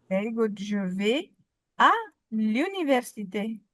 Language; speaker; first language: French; non-native, fluent; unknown